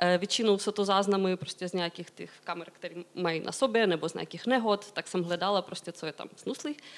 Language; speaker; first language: Czech; non-native, fluent; Ukrainian